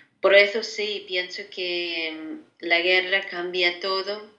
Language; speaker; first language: Spanish; non-native, fluent; Ukrainian